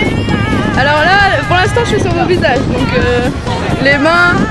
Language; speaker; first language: French; native; French